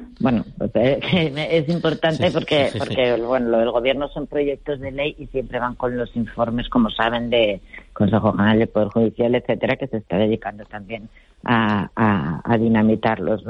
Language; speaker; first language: Spanish; native; Spanish